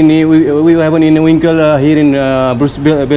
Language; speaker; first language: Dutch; non-native, learner; Nepali